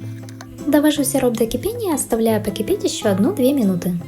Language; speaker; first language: Russian; native; Russian